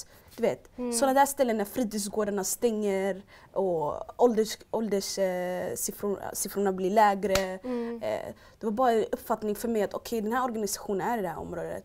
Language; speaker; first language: Swedish; early bilingual, other home language; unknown